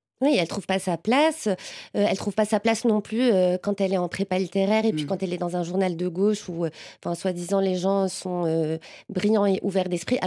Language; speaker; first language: French; non-native, local second language; Arabic